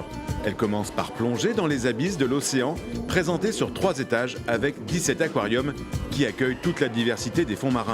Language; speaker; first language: French; native; French